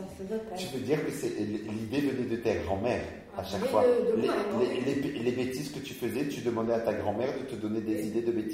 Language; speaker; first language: French; native; French